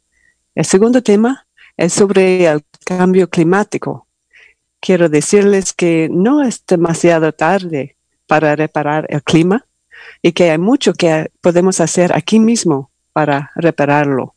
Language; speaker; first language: Spanish; non-native, learner; English